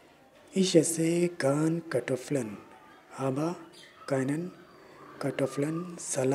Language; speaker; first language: German; non-native, learner; Urdu